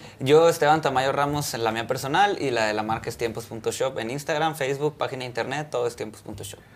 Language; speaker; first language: Spanish; native; Spanish